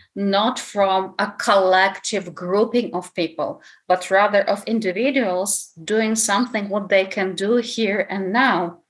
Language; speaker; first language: English; non-native, fluent; Ukrainian